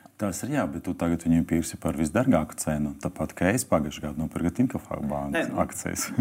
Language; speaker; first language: Latvian; non-native, local second language; Russian